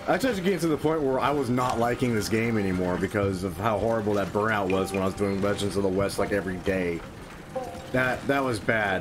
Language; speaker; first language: English; native; English